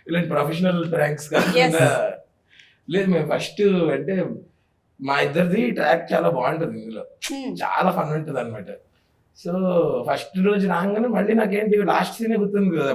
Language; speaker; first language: Telugu; native; Telugu